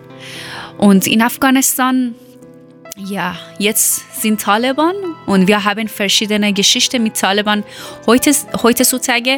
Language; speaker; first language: German; non-native, learner; Persian